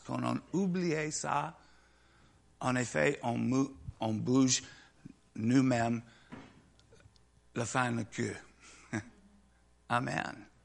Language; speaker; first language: French; non-native, learner; English